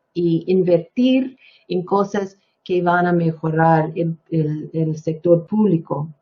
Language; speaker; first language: Spanish; non-native, fluent; English